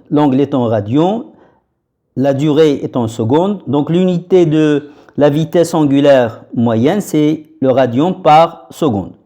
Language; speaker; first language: French; non-native, local second language; Arabic